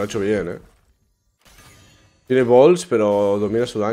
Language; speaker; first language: Spanish; native; Spanish